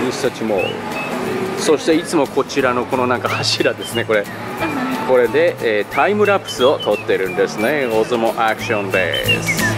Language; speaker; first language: Japanese; native; Japanese